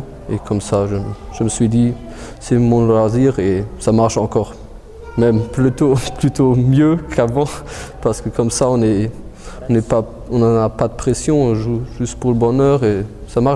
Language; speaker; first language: French; early bilingual, heritage; German